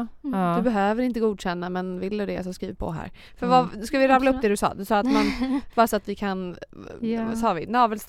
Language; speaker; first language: Swedish; native; Swedish